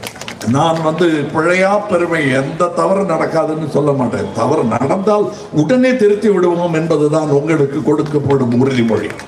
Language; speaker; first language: Tamil; native; Tamil